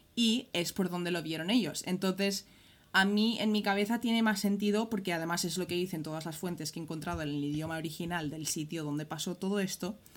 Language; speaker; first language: Spanish; early bilingual, other home language; English